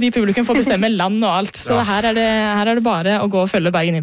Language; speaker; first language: Norwegian; native; Norwegian